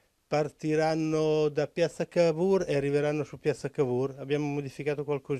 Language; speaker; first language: Italian; native; Italian